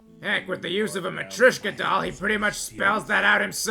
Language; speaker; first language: English; native; English